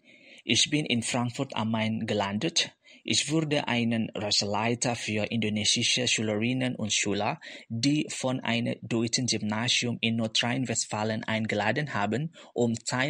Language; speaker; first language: German; non-native, fluent; Indonesian